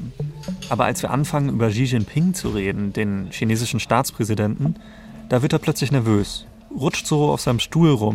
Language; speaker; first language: German; native; German